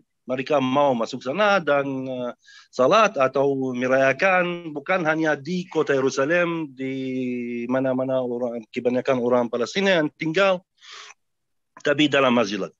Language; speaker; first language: Indonesian; non-native, fluent; Arabic